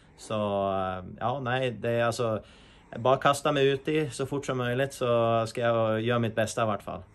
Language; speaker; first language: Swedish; native; Swedish